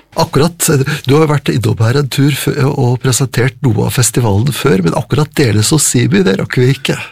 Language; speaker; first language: Norwegian; native; Norwegian